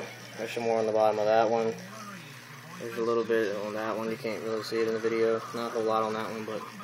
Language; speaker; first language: English; native; English